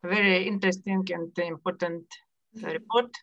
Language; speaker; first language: English; non-native, learner; Ukrainian